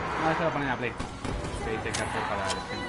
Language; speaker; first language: Spanish; native; Spanish